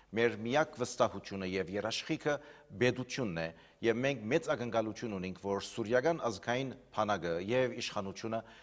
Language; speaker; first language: Armenian; native; Armenian